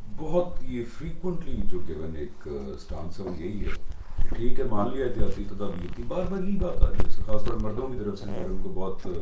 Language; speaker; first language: Urdu; non-native, local second language; Punjabi